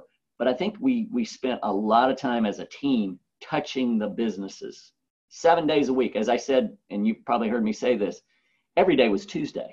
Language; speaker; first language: English; native; English